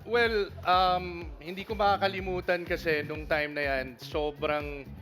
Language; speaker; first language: Filipino; native; Filipino